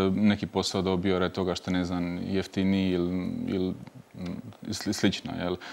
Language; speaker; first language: Croatian; native; Croatian